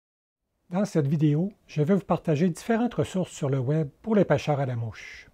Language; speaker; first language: French; native; French